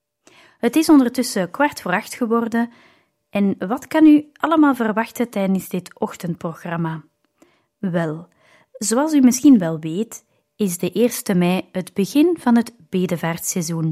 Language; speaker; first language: Dutch; native; Dutch